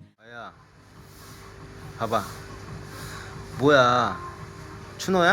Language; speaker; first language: Korean; native; Korean